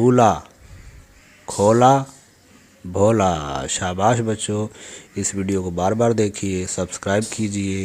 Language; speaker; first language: Urdu; native; Urdu